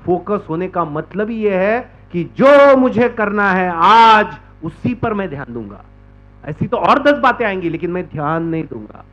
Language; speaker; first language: Hindi; non-native, local second language; Marathi